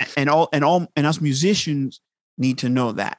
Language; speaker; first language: English; native; English